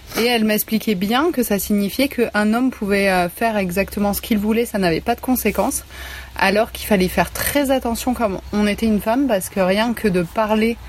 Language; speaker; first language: French; native; French